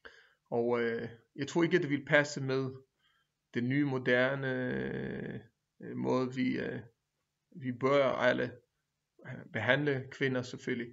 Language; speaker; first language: Danish; non-native, fluent; Hebrew